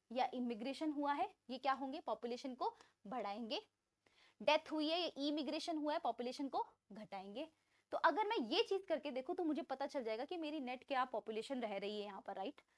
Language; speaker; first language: Hindi; native; Hindi